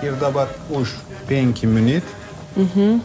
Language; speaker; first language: Lithuanian; non-native, learner; Turkish